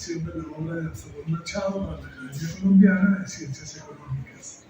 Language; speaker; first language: Spanish; native; Spanish